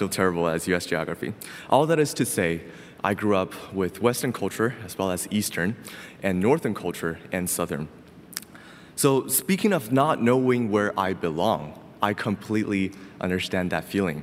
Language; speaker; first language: English; non-native, fluent; Chinese